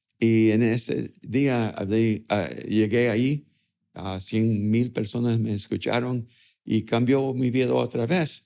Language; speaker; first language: Spanish; early bilingual, other home language; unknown